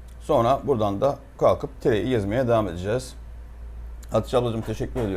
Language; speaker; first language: Turkish; native; Turkish